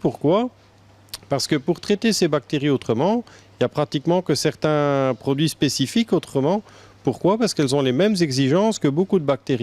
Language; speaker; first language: French; native; French